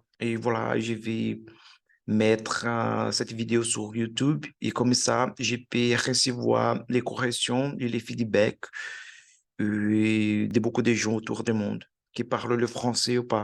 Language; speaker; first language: French; non-native, learner; Portuguese